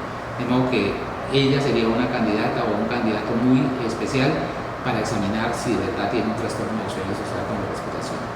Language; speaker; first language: Spanish; native; Spanish